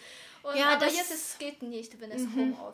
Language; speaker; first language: German; non-native, learner; Chinese